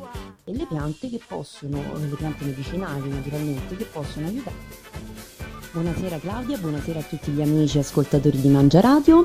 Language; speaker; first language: Italian; native; Italian